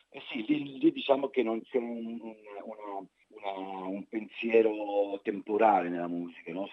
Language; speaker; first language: Italian; native; Italian